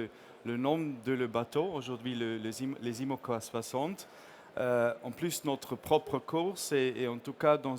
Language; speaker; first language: French; non-native, fluent; English